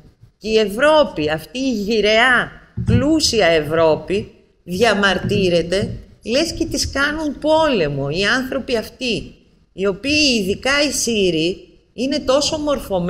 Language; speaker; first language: Greek; native; Greek